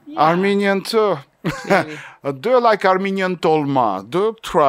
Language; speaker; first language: English; non-native, learner; Armenian